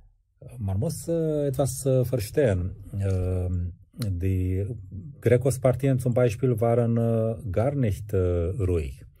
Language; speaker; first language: German; non-native, fluent; Romanian